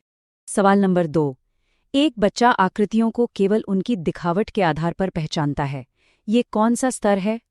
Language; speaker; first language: Hindi; native; Hindi